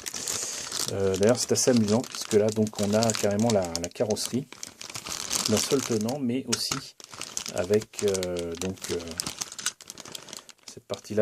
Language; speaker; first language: French; native; French